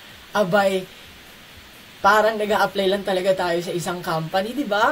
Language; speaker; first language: Filipino; native; Filipino